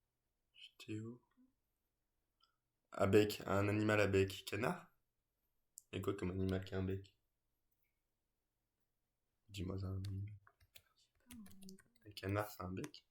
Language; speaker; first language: French; native; French